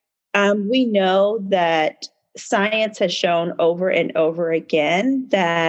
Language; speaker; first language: English; native; English